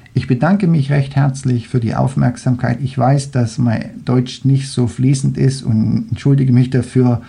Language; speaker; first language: German; non-native, fluent; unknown